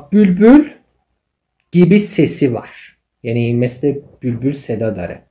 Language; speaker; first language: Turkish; non-native, fluent; Persian